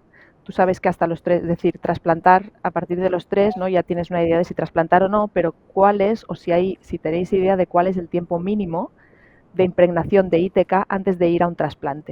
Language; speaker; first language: Spanish; native; Spanish